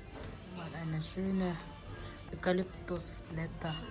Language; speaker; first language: German; non-native, learner; Filipino